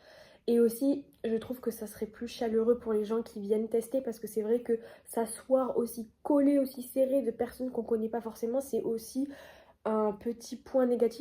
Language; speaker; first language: French; native; French